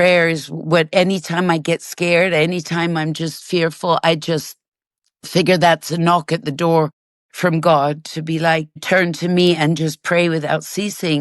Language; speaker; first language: English; native; English